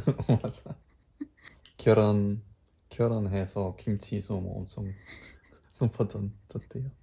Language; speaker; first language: Korean; non-native, fluent; German